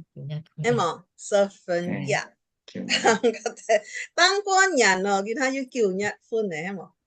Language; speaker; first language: Chinese; non-native, local second language; Hakka Chinese